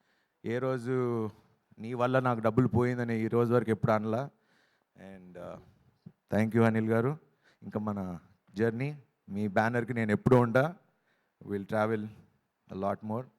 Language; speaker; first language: Telugu; native; Telugu